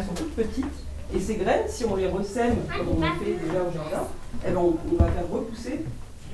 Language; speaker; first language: French; native; French